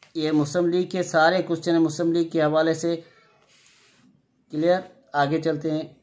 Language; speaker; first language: Urdu; non-native, local second language; Sindhi